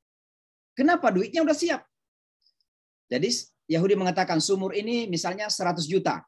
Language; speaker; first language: Indonesian; native; Indonesian